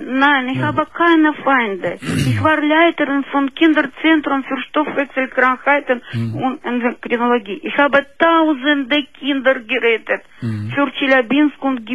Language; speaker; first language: German; non-native, fluent; Russian